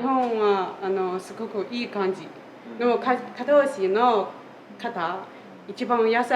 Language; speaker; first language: Japanese; non-native, learner; Chinese